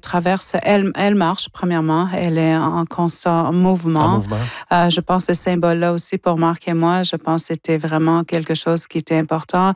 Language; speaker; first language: French; non-native, local second language; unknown